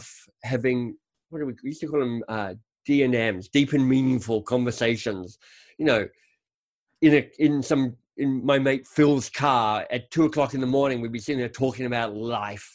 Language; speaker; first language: English; native; English